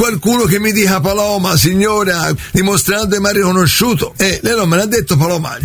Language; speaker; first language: Italian; native; Italian